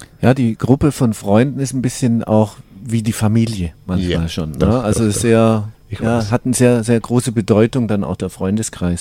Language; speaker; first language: German; native; German